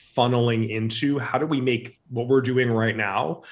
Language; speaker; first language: English; native; English